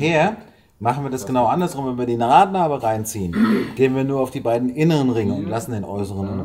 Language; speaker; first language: German; native; German